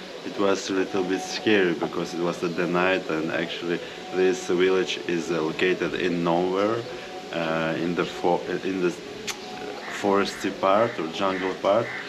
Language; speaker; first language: English; non-native, fluent; Russian